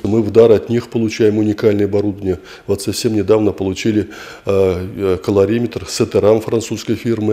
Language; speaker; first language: Russian; native; Russian